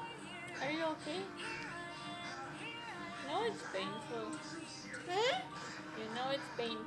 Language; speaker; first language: English; non-native, learner; Russian